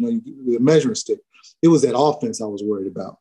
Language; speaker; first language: English; native; English